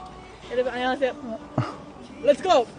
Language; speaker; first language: Korean; non-native, learner; Japanese